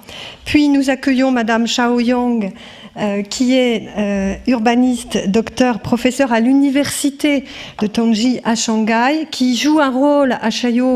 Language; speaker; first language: French; native; French